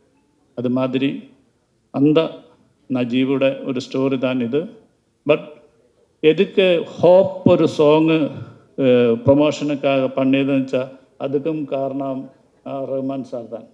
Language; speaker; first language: Tamil; non-native, learner; Malayalam